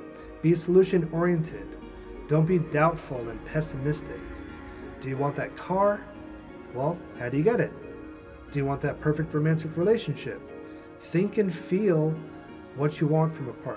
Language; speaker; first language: English; native; English